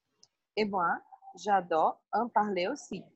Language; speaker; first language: French; non-native, learner; Portuguese